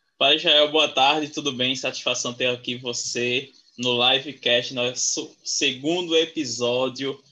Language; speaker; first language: Portuguese; native; Portuguese